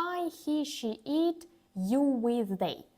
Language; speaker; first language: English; non-native, fluent; Ukrainian